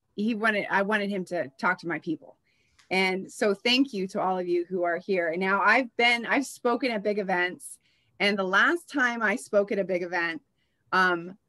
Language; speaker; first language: English; native; English